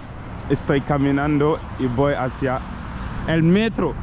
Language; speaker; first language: Spanish; non-native, learner; French